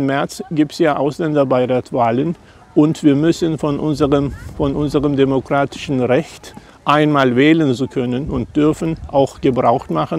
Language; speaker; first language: German; non-native, fluent; Turkish